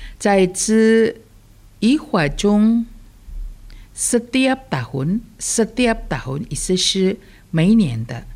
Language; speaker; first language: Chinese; early bilingual, heritage; Chinese